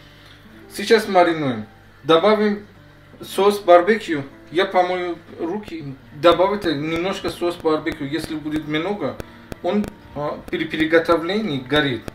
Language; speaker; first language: Russian; non-native, learner; Persian